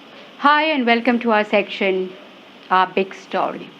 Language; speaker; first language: English; non-native, local second language; Hindi